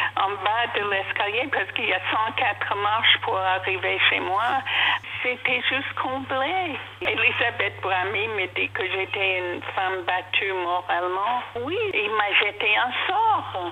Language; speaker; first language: French; non-native, fluent; English